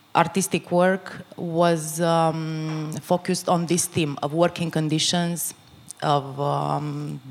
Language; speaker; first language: English; non-native, fluent; Romanian